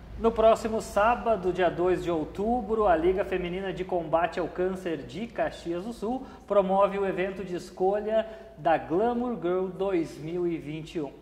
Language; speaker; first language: Portuguese; native; Portuguese